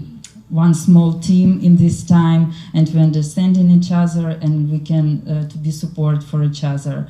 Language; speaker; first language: English; non-native, learner; Ukrainian